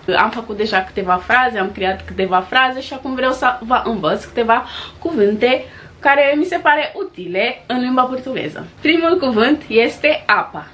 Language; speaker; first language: Romanian; non-native, fluent; Portuguese